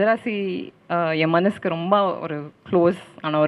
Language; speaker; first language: Tamil; non-native, learner; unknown